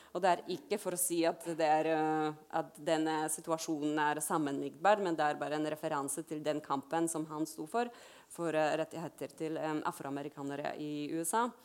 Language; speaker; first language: Norwegian; non-native, fluent; Polish